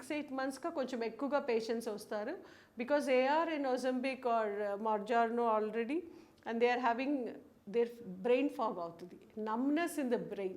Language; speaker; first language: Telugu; non-native, local second language; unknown